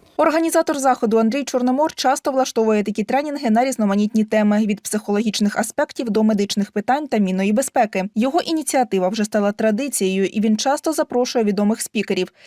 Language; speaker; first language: Ukrainian; native; Ukrainian